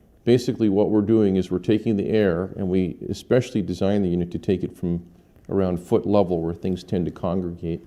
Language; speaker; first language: English; native; English